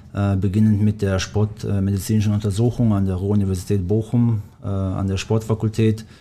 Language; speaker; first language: German; early bilingual, other home language; Albanian